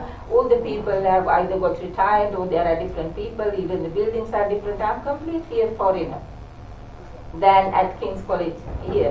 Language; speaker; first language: English; non-native, local second language; Sinhala